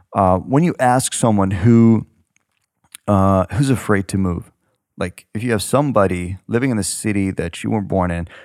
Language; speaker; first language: English; non-native, fluent; Ukrainian